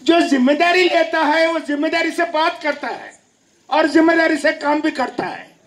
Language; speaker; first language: Hindi; non-native, local second language; Telugu